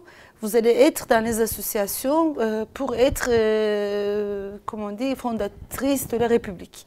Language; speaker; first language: French; non-native, fluent; Turkish